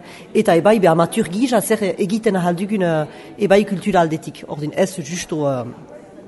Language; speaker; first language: Basque; native; Basque